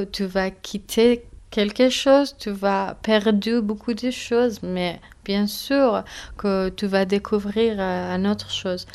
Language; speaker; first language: French; non-native, learner; Persian